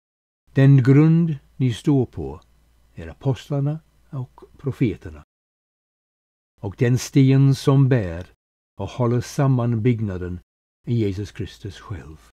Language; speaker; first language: Swedish; non-native, fluent; English